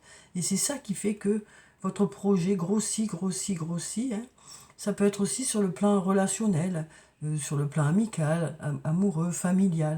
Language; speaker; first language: French; native; French